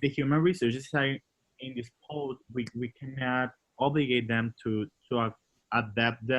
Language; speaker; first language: English; non-native, learner; Spanish